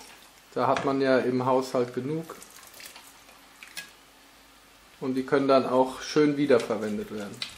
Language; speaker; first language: German; native; German